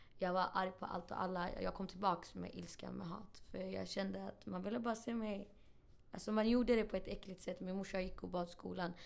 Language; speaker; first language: Swedish; early bilingual, other home language; Arabic